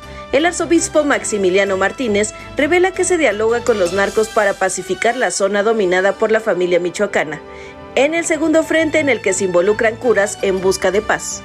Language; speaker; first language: Spanish; native; Spanish